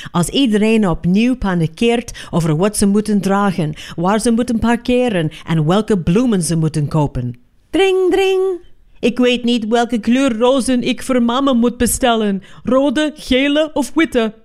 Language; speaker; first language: Dutch; non-native, fluent; English